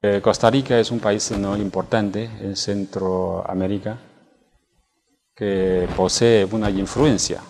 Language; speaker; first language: Spanish; non-native, fluent; Chinese